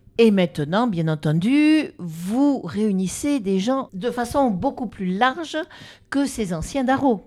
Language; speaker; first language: French; native; French